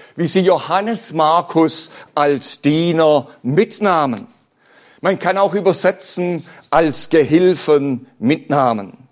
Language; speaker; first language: German; native; German